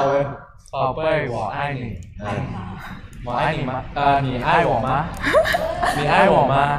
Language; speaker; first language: Chinese; non-native, learner; Thai